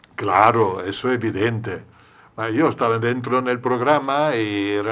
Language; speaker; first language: Spanish; non-native, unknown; Italian